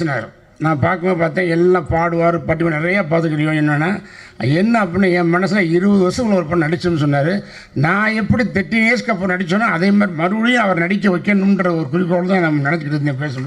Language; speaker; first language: Tamil; native; Tamil